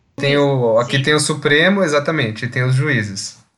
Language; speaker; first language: Portuguese; native; Portuguese